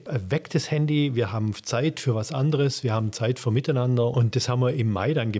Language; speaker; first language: German; native; German